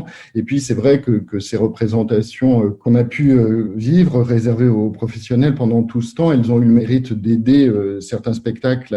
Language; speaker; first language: French; native; French